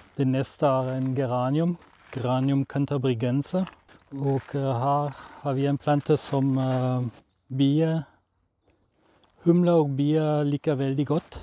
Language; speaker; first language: Norwegian; non-native, fluent; German